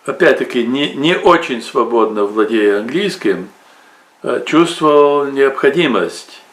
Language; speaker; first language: Russian; early bilingual, heritage; Russian